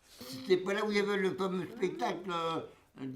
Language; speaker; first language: French; native; French